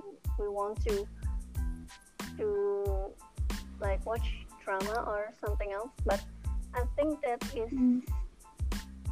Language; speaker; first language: English; non-native, learner; Indonesian